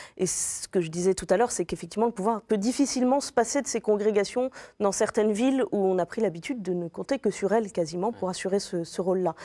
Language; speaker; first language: French; native; French